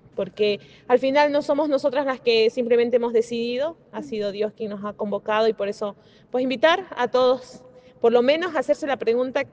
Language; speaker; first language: Spanish; native; Spanish